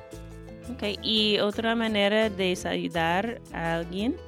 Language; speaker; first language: Spanish; non-native, fluent; English